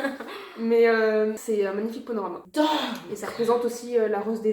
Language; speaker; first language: French; native; French